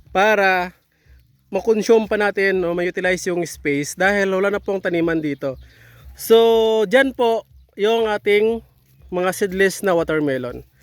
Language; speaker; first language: Filipino; non-native, local second language; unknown